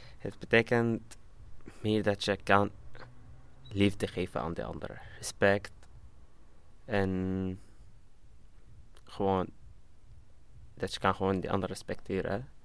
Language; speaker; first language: Dutch; non-native, fluent; Arabic